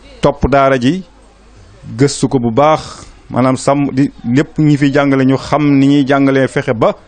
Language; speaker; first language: Wolof; native; Wolof